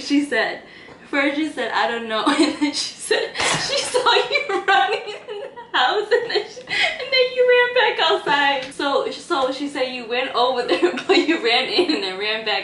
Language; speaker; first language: English; early bilingual, other home language; Spanish